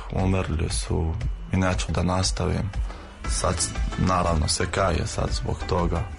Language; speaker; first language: Serbian; non-native, fluent; Arabic